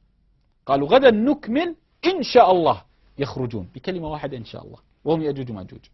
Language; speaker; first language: Arabic; native; Arabic